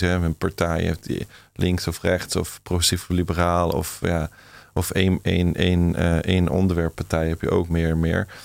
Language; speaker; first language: Dutch; non-native, fluent; German